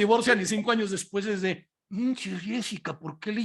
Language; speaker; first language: Spanish; native; Spanish